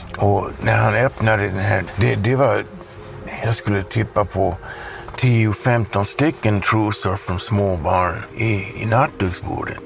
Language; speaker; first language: Swedish; early bilingual, heritage; Swedish